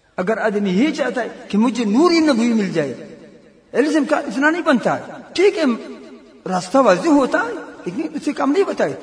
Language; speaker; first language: Urdu; non-native, local second language; Pashto